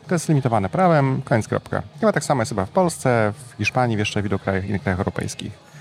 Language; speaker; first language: Polish; native; Polish